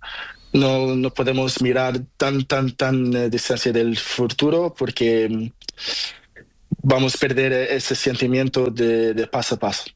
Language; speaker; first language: Spanish; non-native, learner; Portuguese